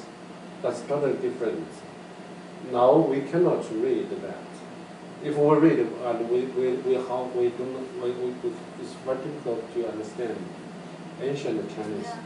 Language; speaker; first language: English; non-native, learner; Chinese